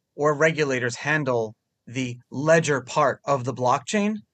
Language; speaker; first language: English; early bilingual, other home language; Hebrew